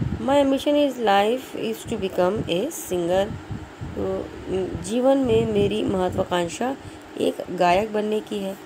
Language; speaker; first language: Hindi; native; Hindi